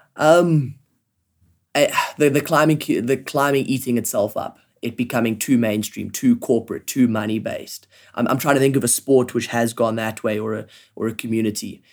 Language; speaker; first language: English; native; English